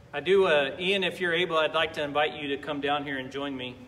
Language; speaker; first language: English; native; English